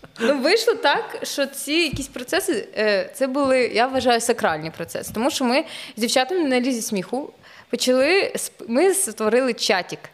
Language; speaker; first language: Ukrainian; non-native, local second language; Russian